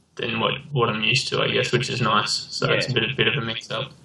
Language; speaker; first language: English; native; English